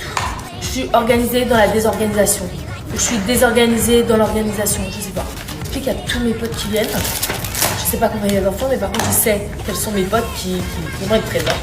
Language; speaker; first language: French; native; French